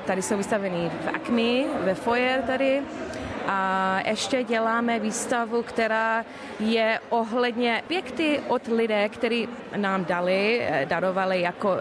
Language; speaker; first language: Czech; early bilingual, heritage; English